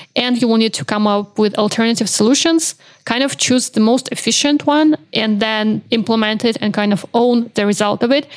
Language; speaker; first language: English; non-native, fluent; Belarusian